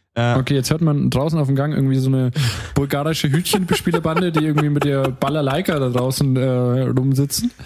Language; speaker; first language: German; native; German